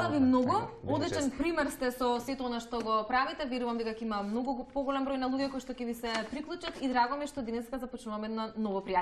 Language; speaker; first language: Macedonian; native; Macedonian